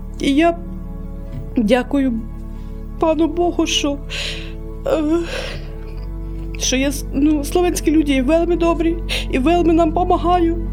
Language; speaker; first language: Ukrainian; early bilingual, heritage; Slovak